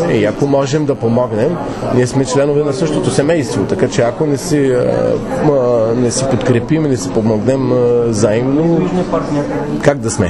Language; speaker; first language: Bulgarian; non-native, fluent; French